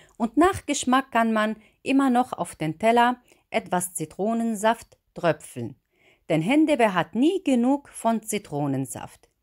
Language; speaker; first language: German; non-native, fluent; Arabic